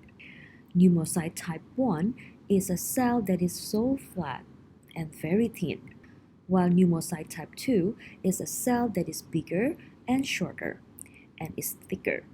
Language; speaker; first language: English; non-native, fluent; Indonesian